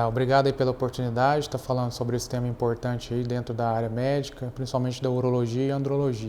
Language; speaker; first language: Portuguese; native; Portuguese